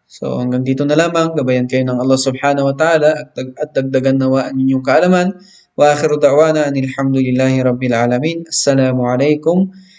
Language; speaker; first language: Filipino; non-native, local second language; Maranao